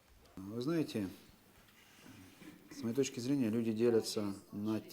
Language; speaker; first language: Russian; native; Russian